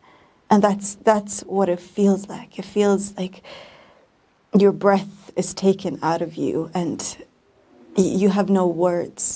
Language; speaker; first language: English; non-native, fluent; Bosnian